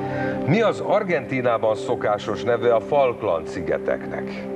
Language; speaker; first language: Hungarian; native; Hungarian